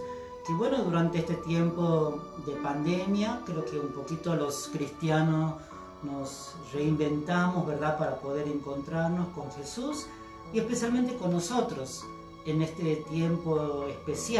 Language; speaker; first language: Spanish; native; Spanish